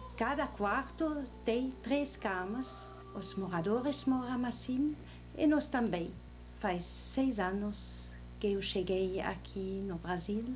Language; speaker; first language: Portuguese; non-native, fluent; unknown